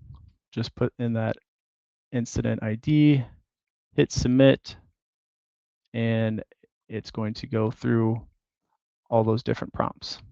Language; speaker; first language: English; native; English